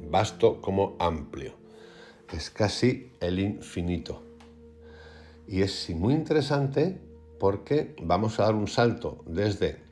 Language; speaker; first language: Spanish; native; Spanish